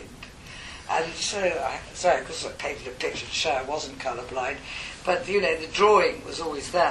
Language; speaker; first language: English; native; English